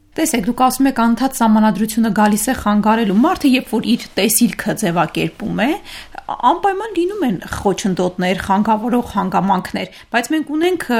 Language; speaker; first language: Armenian; native; Armenian